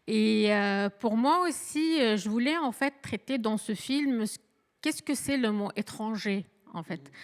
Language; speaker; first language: French; non-native, fluent; Arabic